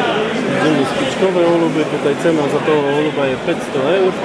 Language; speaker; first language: Polish; non-native, learner; Slovak